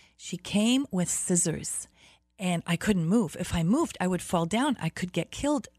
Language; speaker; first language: English; early bilingual, other home language; German